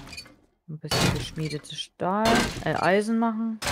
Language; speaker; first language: German; native; German